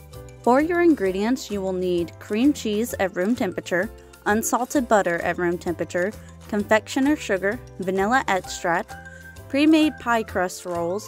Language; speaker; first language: English; native; English